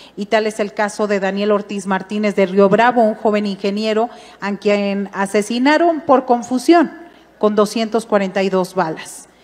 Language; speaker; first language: Spanish; native; Spanish